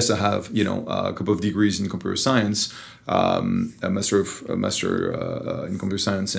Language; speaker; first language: English; non-native, fluent; French